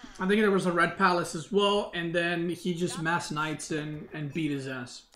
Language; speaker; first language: English; non-native, fluent; Serbian